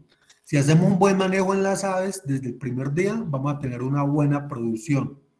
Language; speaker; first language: Spanish; native; Spanish